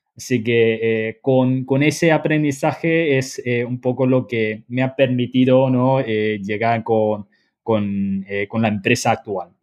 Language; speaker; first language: Spanish; non-native, fluent; Chinese